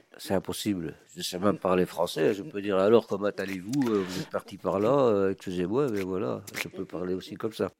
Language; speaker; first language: French; early bilingual, other home language; Greek